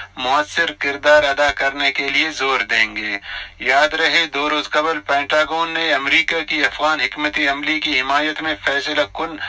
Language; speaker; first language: Urdu; non-native, local second language; Baluchi